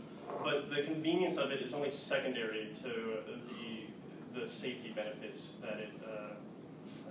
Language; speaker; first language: English; native; English